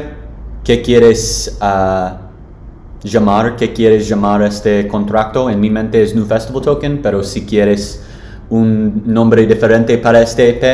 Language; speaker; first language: Spanish; non-native, learner; English